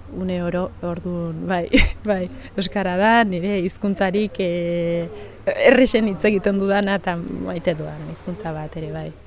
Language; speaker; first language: Basque; early bilingual, other home language; Sidamo